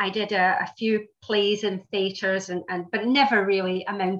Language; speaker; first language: English; native; English